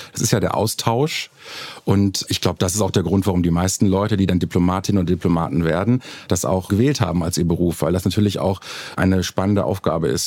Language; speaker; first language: German; native; German